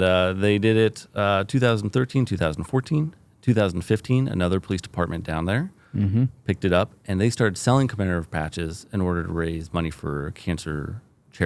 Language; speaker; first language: English; native; English